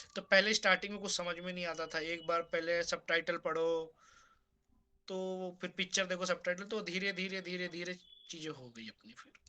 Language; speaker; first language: Hindi; native; Hindi